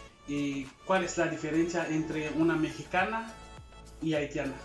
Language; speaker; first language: Spanish; non-native, learner; Haitian Creole